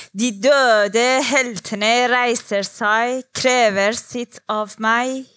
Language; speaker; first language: Norwegian; non-native, learner; Persian